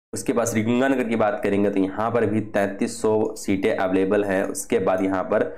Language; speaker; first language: Hindi; native; Hindi